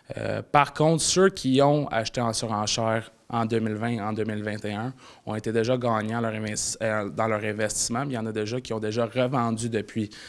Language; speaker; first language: French; native; French